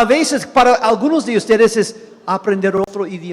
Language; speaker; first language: Spanish; non-native, fluent; English